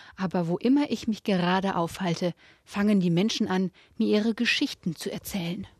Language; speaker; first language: German; native; German